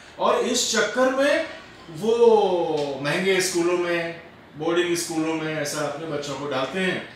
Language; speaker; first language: Hindi; native; Hindi